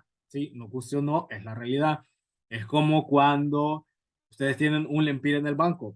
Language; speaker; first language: Spanish; native; Spanish